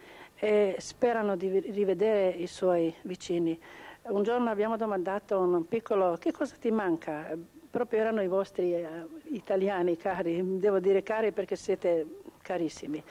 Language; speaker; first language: Italian; non-native, local second language; Croatian